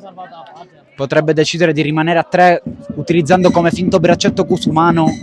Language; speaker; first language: Italian; native; Italian